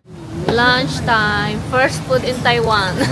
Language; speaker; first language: English; non-native, local second language; Filipino